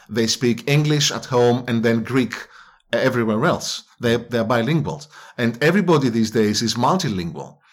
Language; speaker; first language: English; non-native, fluent; Greek